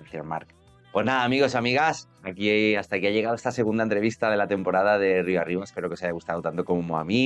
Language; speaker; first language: Spanish; native; Spanish